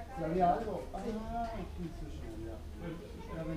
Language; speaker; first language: German; non-native, learner; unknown